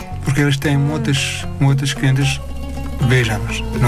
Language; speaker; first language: Portuguese; non-native, learner; Arabic